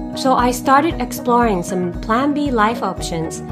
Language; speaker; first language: English; non-native, fluent; Japanese